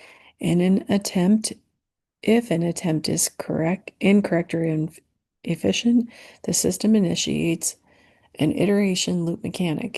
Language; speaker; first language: English; native; English